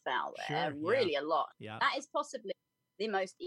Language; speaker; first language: English; native; English